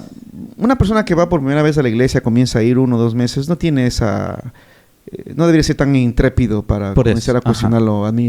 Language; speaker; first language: Spanish; native; Spanish